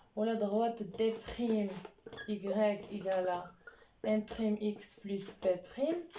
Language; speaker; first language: French; non-native, local second language; Arabic